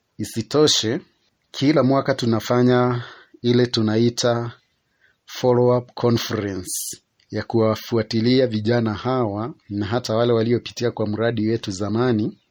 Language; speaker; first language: Swahili; non-native, local second language; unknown